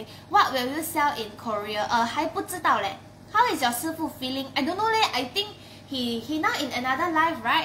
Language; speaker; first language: English; non-native, local second language; Chinese